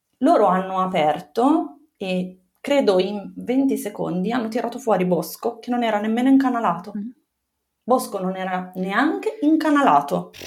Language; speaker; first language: Italian; native; Italian